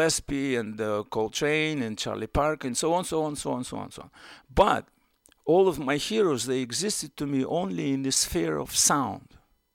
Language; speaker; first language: English; non-native, fluent; Russian